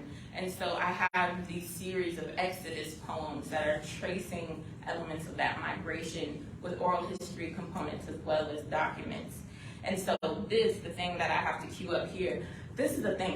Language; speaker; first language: English; native; English